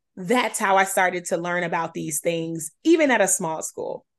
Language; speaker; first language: English; native; English